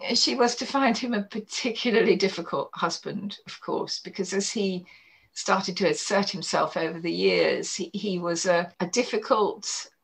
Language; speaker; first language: English; native; English